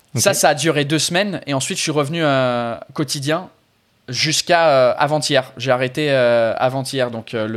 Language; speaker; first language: French; non-native, fluent; English